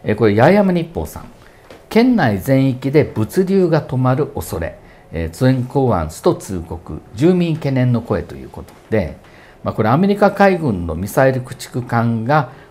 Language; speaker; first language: Japanese; native; Japanese